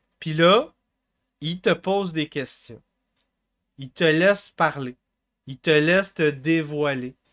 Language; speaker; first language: French; native; French